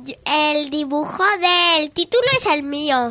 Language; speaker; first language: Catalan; non-native, local second language; Spanish